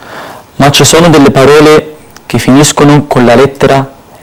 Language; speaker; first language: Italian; non-native, fluent; Arabic